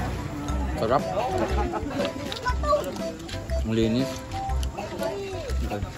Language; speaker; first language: Filipino; non-native, local second language; Cebuano